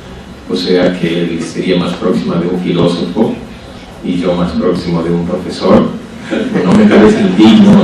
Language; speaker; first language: Spanish; native; Spanish